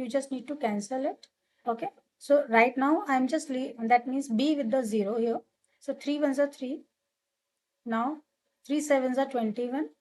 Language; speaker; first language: English; non-native, local second language; Hindi